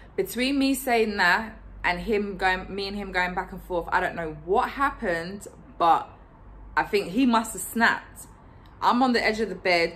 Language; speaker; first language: English; native; English